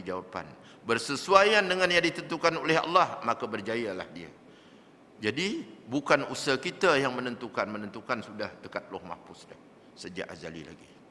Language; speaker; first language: Malay; native; Malay